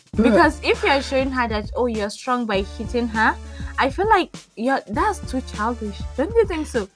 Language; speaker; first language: English; non-native, local second language; Hausa